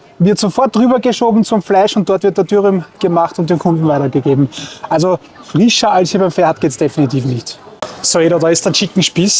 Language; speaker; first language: German; native; German